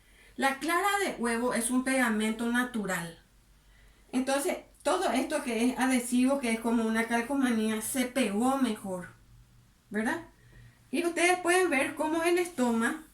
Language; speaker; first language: Spanish; native; Spanish